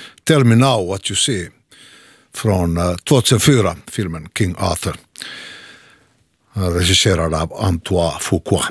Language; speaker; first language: Swedish; native; Swedish